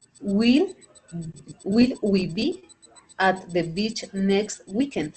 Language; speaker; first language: English; non-native, learner; Spanish